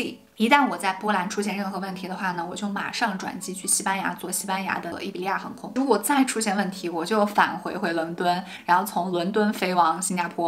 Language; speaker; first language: Chinese; native; Chinese